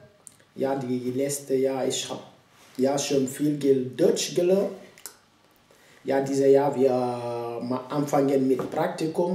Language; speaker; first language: German; non-native, learner; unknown